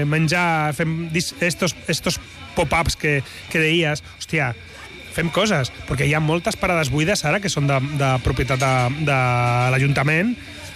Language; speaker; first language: Catalan; non-native, local second language; Spanish